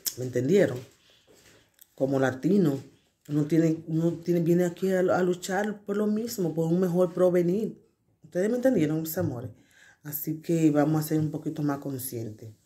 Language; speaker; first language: Spanish; native; Spanish